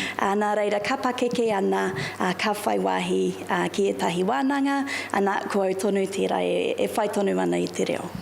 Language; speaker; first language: Māori; non-native, local second language; English